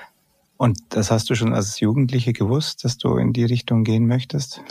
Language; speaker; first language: German; native; German